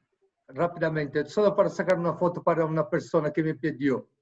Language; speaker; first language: Spanish; non-native, fluent; Portuguese